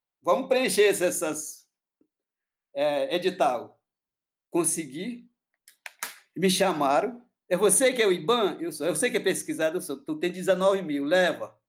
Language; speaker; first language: Portuguese; non-native, local second language; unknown